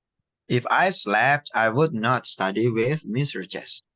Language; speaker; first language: English; non-native, fluent; Indonesian